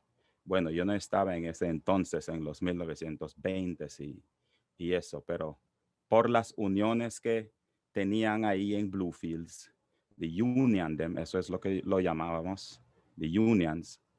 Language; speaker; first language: Spanish; non-native, local second language; English